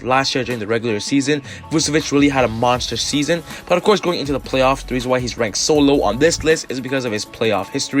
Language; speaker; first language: English; native; English